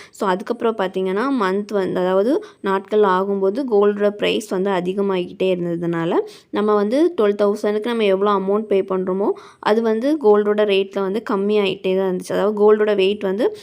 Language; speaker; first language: Tamil; native; Tamil